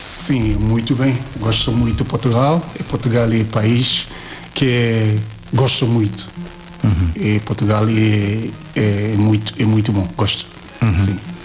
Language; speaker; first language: Portuguese; non-native, learner; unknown